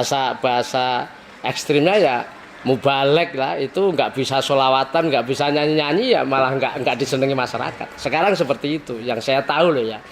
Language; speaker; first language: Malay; non-native, local second language; Javanese